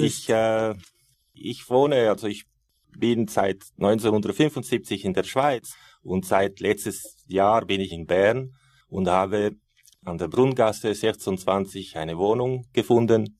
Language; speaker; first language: German; non-native, fluent; Italian